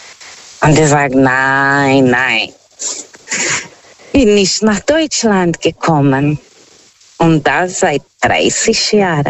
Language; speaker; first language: German; non-native, fluent; Portuguese